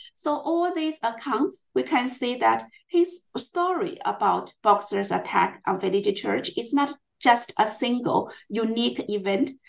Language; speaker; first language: English; non-native, fluent; Chinese